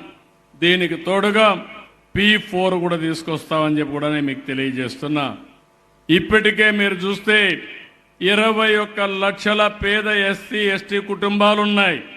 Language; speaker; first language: Telugu; native; Telugu